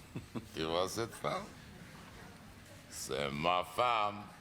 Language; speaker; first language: French; non-native, fluent; Czech